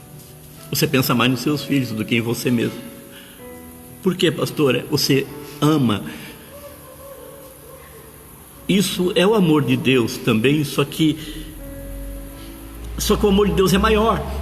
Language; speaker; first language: Portuguese; native; Portuguese